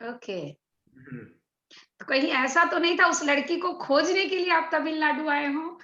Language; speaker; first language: Hindi; native; Hindi